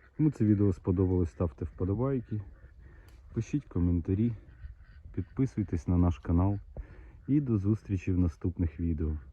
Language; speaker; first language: Ukrainian; non-native, local second language; Russian